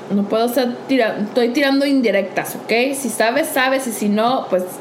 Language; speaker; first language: Spanish; early bilingual, heritage; Spanish